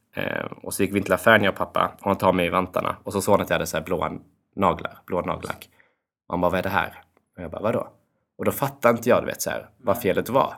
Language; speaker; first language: Swedish; early bilingual, other home language; Albanian